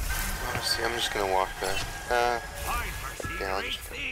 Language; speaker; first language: English; native; English